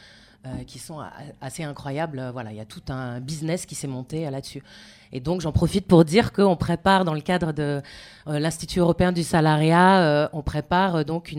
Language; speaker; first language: French; native; French